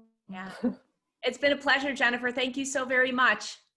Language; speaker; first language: English; native; English